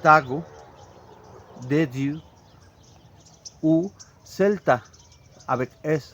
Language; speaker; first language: French; non-native, fluent; Spanish